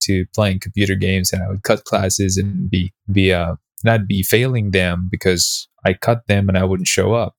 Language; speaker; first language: English; non-native, local second language; Filipino